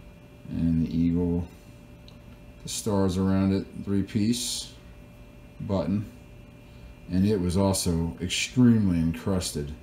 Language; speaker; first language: English; native; English